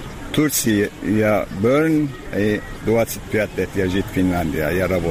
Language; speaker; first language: Russian; non-native, learner; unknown